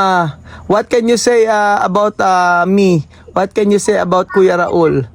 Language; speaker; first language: English; non-native, learner; Filipino